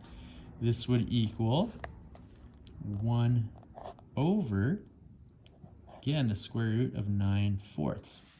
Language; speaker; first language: English; native; English